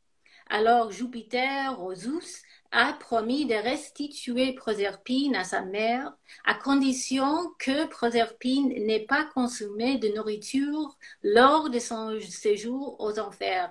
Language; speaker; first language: French; non-native, fluent; English